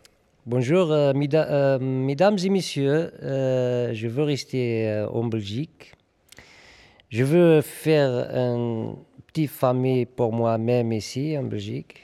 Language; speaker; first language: French; non-native, learner; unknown